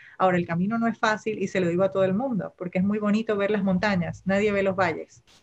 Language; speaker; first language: Spanish; native; Spanish